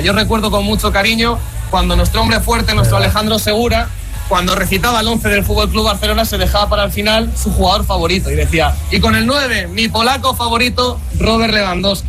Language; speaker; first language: Spanish; native; Spanish